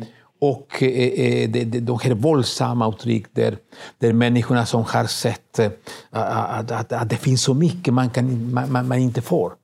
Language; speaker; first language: Swedish; non-native, fluent; Spanish